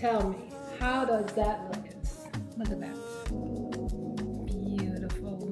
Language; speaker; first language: English; native; English